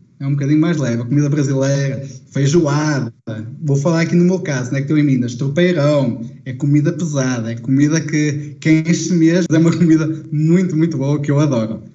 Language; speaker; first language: Portuguese; native; Portuguese